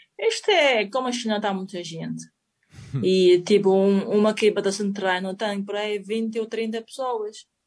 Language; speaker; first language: Portuguese; non-native, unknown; Chinese